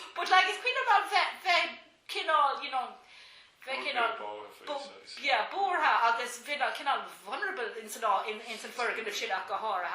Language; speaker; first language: Irish; non-native, local second language; English